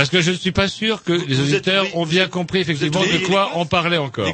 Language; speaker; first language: French; native; French